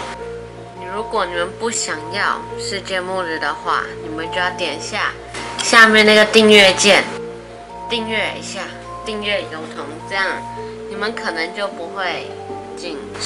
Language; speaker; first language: Chinese; native; Chinese